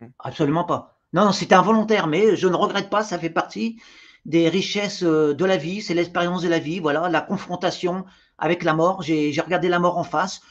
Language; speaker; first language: French; native; French